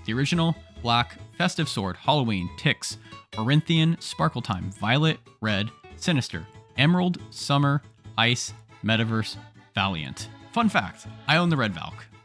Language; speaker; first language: English; native; English